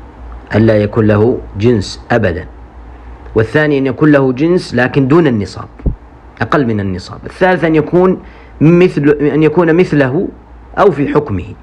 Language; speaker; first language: Arabic; native; Arabic